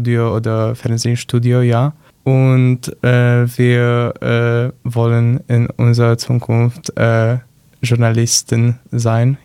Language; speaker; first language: German; non-native, learner; Polish